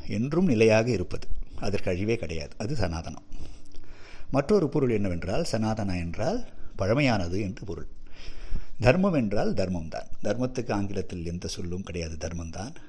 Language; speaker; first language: Tamil; non-native, local second language; Telugu